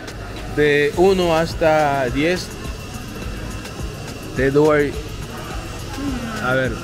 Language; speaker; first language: Spanish; non-native, learner; English